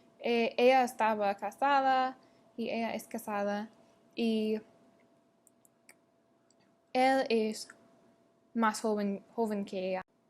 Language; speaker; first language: Spanish; non-native, learner; English